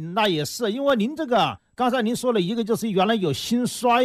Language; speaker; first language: Chinese; native; Chinese